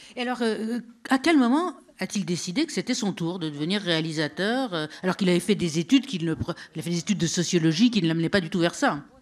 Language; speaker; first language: French; native; French